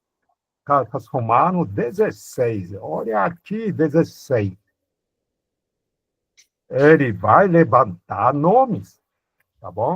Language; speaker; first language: Portuguese; non-native, fluent; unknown